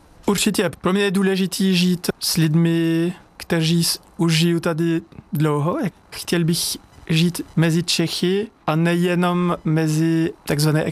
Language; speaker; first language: Czech; non-native, fluent; French